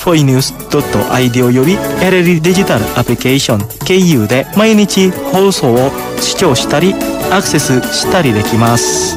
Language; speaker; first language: Japanese; non-native, fluent; Indonesian